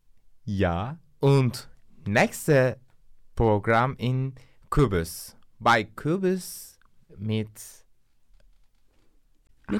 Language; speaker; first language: German; non-native, learner; Turkish